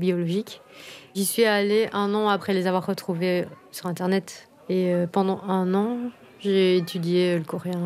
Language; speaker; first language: French; native; French